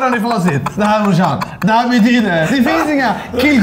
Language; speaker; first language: Swedish; native; Swedish